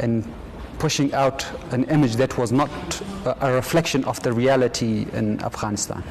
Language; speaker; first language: English; non-native, fluent; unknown